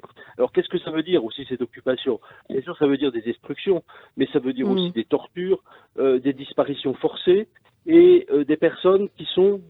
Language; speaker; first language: French; native; French